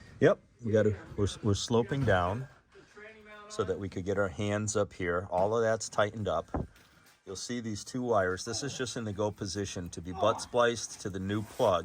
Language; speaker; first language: English; native; English